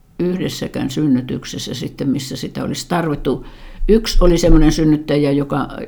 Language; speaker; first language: Finnish; native; Finnish